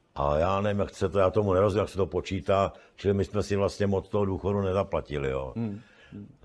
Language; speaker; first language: Czech; native; Czech